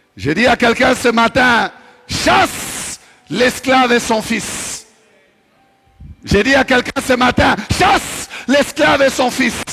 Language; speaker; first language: French; non-native, local second language; Swahili